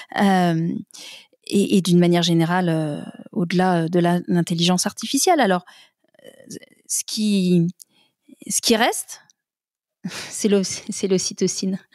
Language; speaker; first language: French; native; French